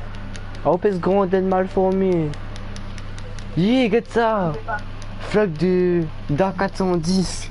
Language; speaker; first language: French; non-native, local second language; Réunion Creole French